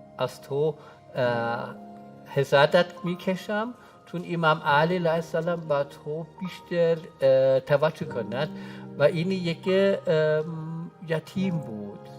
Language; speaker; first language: Persian; non-native, learner; German